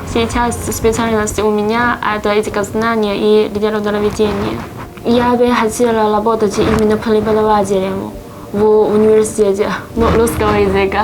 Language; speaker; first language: Russian; non-native, learner; Chinese